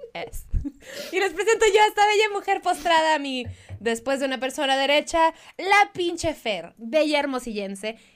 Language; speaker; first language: Spanish; native; Spanish